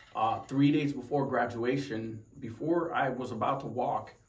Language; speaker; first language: English; native; English